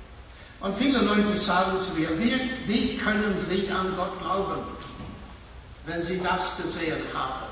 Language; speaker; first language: German; non-native, fluent; English